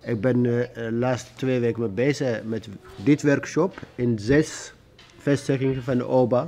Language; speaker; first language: Dutch; non-native, fluent; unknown